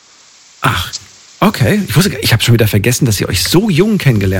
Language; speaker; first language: German; native; German